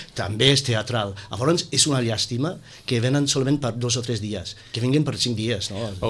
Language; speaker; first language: Catalan; non-native, fluent; English